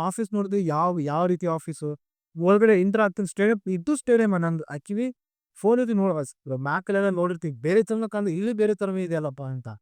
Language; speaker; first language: Kannada; non-native, local second language; Lambadi